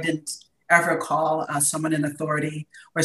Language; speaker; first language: English; native; English